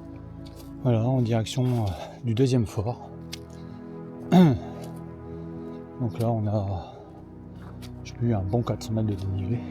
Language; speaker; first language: French; native; French